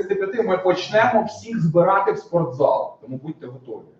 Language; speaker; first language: Ukrainian; native; Ukrainian